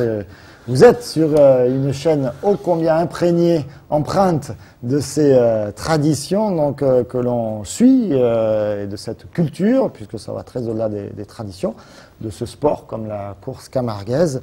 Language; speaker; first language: French; native; French